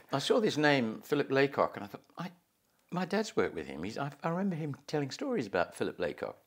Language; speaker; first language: English; native; English